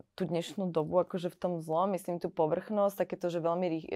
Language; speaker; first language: Slovak; native; Slovak